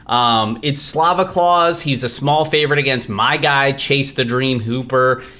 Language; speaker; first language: English; native; English